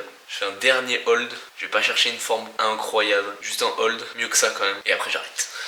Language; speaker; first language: French; native; French